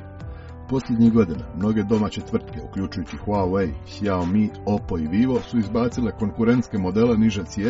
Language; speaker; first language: Serbian; native; Serbian